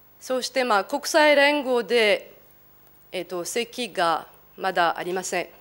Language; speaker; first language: Japanese; non-native, fluent; French